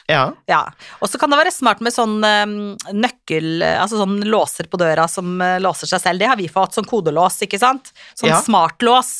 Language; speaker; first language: Norwegian; native; Norwegian